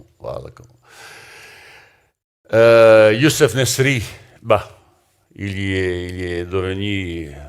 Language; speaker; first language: French; non-native, learner; Bosnian